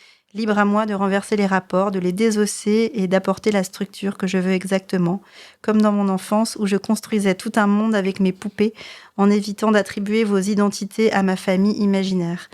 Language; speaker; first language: French; native; French